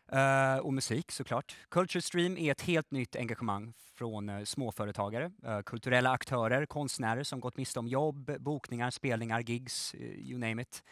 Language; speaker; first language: Swedish; native; Swedish